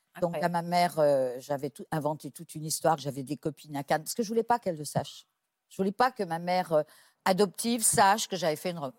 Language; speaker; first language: French; native; French